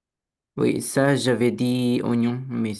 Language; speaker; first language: French; non-native, learner; Romanian